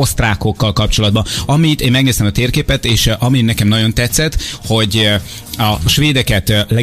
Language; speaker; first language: Hungarian; native; Hungarian